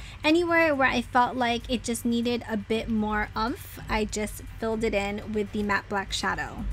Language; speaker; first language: English; native; English